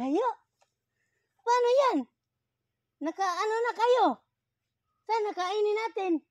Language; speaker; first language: Filipino; non-native, local second language; Cebuano